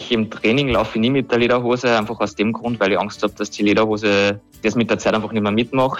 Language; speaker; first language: German; native; German